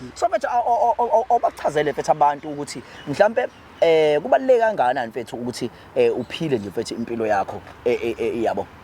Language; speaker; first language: Zulu; native; Zulu